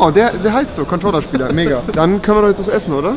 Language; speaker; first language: German; native; German